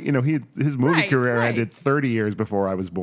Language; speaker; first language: English; native; English